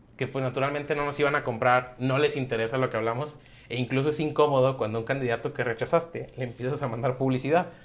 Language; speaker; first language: Spanish; native; Spanish